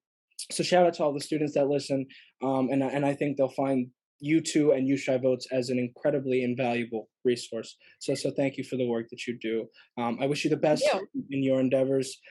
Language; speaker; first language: English; native; English